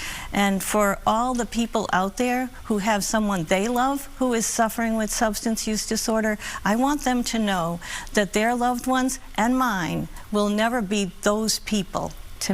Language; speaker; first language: English; native; English